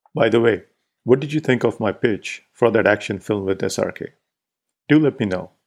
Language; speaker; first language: English; non-native, local second language; Marathi